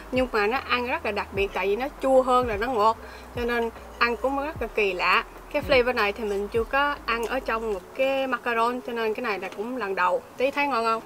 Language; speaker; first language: Vietnamese; early bilingual, heritage; Vietnamese